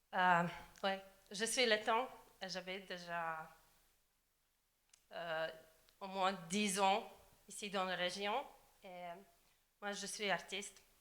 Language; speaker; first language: French; non-native, learner; Latvian